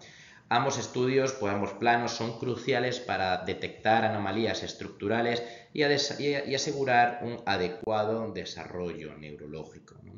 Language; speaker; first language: Spanish; native; Spanish